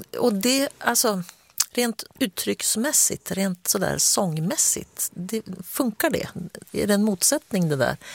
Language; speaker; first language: Swedish; native; Swedish